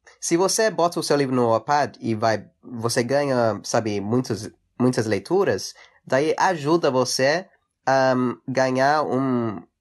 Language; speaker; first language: Portuguese; early bilingual, heritage; English